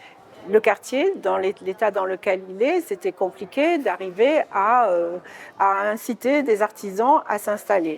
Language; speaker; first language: French; native; French